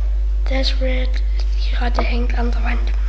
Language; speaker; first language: German; native; German